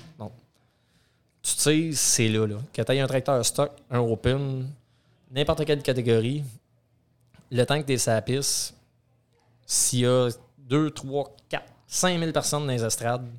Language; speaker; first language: French; native; French